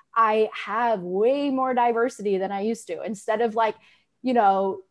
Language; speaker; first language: English; native; English